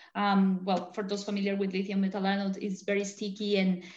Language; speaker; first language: English; non-native, fluent; Spanish